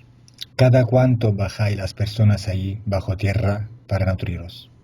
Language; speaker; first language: Spanish; non-native, fluent; Italian